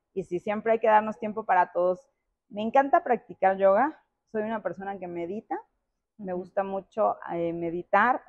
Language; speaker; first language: Spanish; native; Spanish